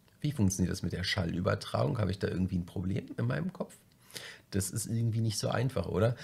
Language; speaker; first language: German; native; German